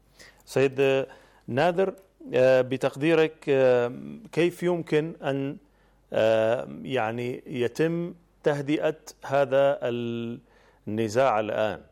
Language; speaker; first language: Arabic; native; Arabic